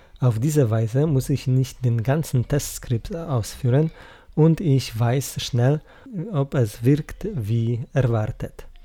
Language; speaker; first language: German; non-native, learner; Polish